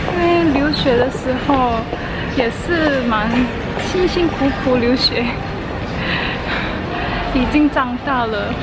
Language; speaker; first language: Chinese; non-native, fluent; Korean